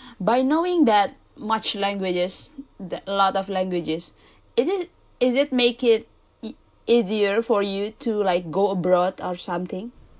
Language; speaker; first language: English; early bilingual, other home language; Indonesian